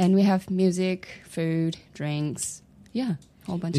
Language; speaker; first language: English; non-native, fluent; Japanese